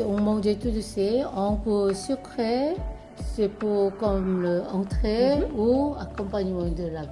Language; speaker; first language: French; non-native, learner; Korean